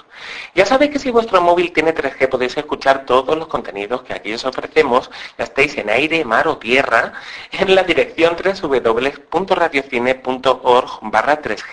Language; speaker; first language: Spanish; native; Spanish